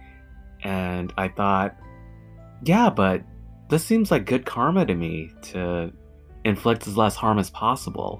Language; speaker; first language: English; native; English